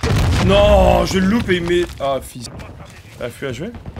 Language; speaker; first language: French; native; French